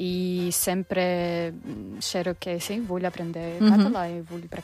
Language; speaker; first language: Catalan; non-native, learner; Russian